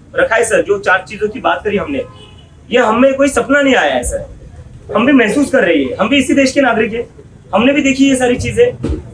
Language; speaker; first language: Hindi; non-native, local second language; Marathi